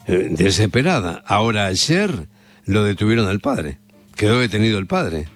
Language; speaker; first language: Spanish; native; Spanish